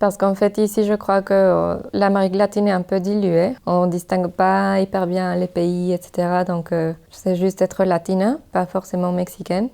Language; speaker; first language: French; non-native, fluent; Spanish